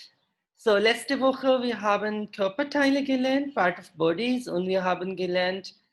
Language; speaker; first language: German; non-native, fluent; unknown